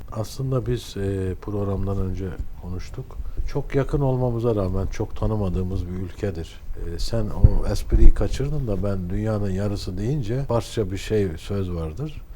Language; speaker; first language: Turkish; native; Turkish